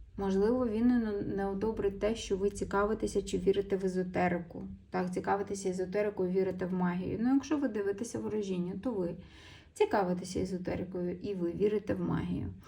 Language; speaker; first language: Ukrainian; non-native, local second language; Russian